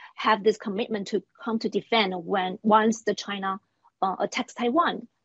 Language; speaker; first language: English; non-native, fluent; Chinese